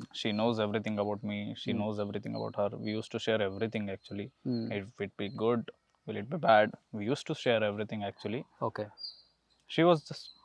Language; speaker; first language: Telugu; non-native, learner; Kannada